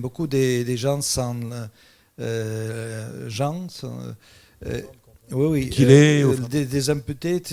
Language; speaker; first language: French; non-native, fluent; Russian